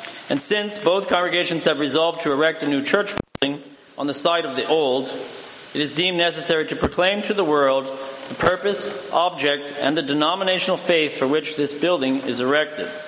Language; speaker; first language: English; native; English